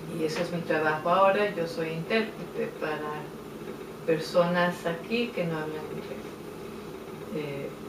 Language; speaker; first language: Spanish; native; Spanish